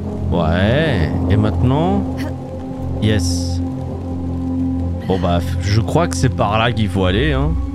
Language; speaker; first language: French; native; French